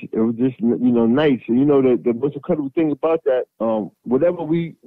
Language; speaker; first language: English; native; English